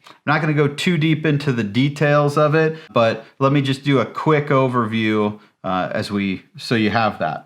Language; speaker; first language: English; native; English